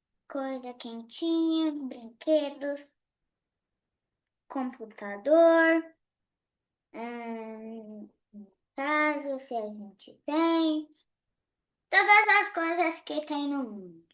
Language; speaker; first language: Portuguese; early bilingual, heritage; Portuguese